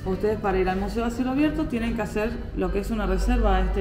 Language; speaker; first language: Spanish; native; Spanish